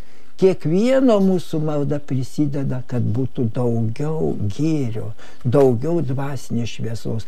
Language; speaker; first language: Lithuanian; native; Lithuanian